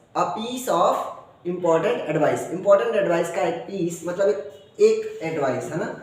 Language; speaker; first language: Hindi; non-native, local second language; Punjabi